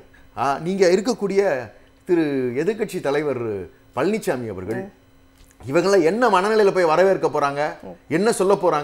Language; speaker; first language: Tamil; native; Tamil